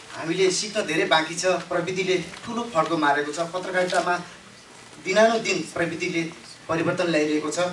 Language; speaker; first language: Nepali; native; Nepali